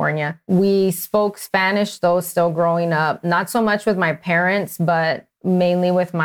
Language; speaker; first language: English; native; English